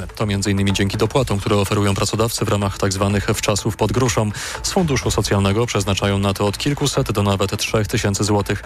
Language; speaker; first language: Polish; native; Polish